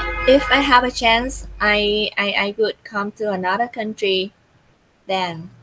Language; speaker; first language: English; non-native, learner; Vietnamese